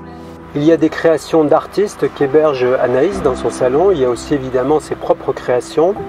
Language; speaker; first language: French; native; French